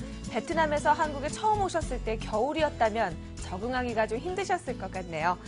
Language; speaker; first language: Korean; native; Korean